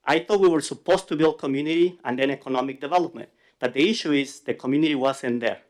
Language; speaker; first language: English; non-native, fluent; Spanish